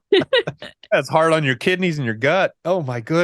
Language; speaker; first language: English; native; English